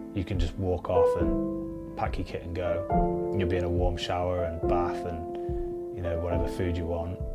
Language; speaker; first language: English; native; English